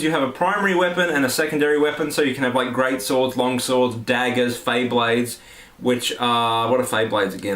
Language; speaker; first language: English; native; English